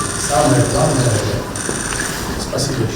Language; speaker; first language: Russian; non-native, local second language; Kyrgyz